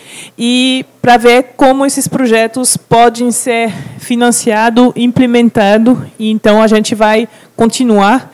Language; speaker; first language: Portuguese; non-native, fluent; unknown